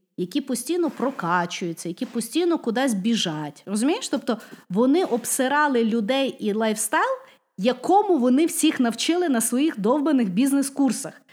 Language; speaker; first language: Ukrainian; non-native, local second language; Russian